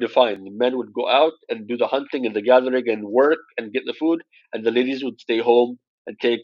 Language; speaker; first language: English; native; English